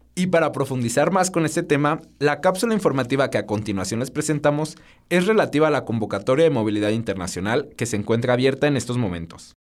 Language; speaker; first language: Spanish; native; Spanish